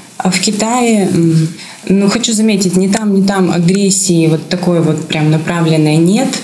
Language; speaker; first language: Russian; native; Russian